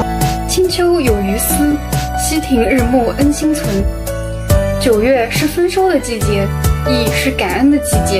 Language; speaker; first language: Chinese; native; Chinese